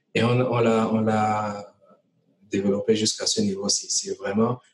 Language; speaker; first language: French; native; French